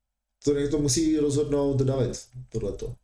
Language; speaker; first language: Czech; native; Czech